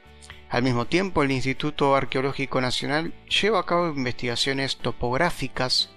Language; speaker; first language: Spanish; native; Spanish